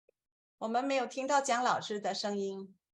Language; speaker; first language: Chinese; non-native, fluent; Indonesian